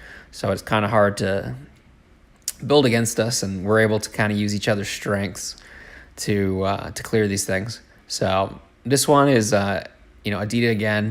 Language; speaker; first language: English; native; English